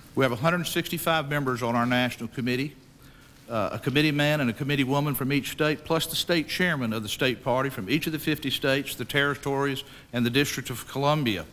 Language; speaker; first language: English; native; English